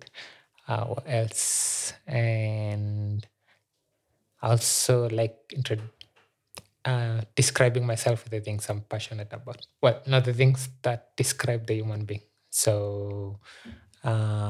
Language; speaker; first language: English; non-native, local second language; Meru